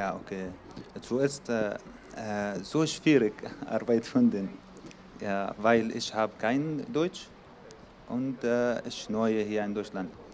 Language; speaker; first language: German; non-native, learner; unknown